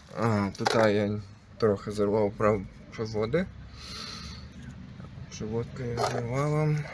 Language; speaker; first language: Polish; non-native, learner; Ukrainian